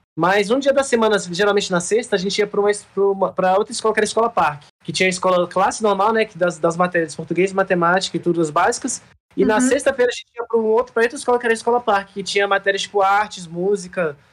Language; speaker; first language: Portuguese; native; Portuguese